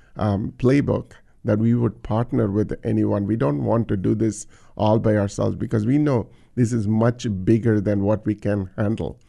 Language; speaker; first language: English; non-native, local second language; Tamil